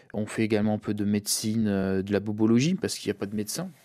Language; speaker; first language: French; early bilingual, other home language; Russian